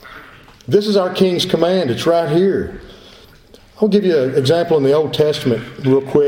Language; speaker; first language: English; native; English